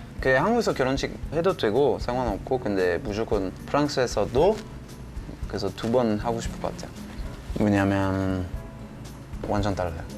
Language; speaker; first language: Korean; non-native, local second language; French